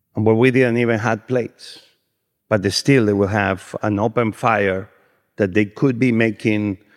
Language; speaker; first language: English; non-native, fluent; Spanish